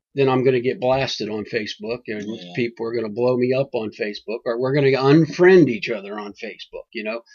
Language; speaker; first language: English; native; English